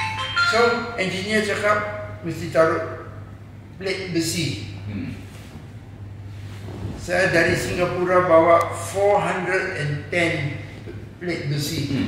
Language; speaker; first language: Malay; non-native, local second language; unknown